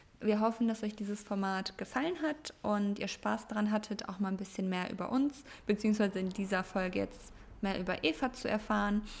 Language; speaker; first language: German; early bilingual, other home language; Russian